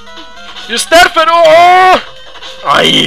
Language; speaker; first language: Swedish; native; Swedish